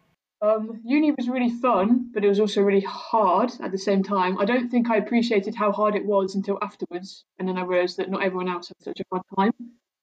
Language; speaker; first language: English; native; English